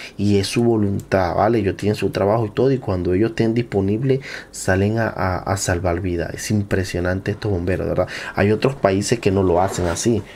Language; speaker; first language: Spanish; native; Spanish